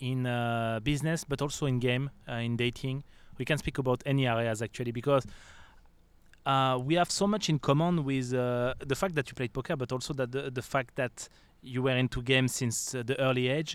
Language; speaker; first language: English; non-native, fluent; French